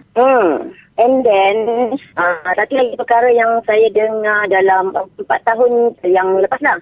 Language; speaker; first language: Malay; non-native, local second language; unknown